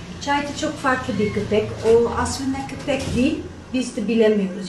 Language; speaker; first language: Turkish; non-native, fluent; Dutch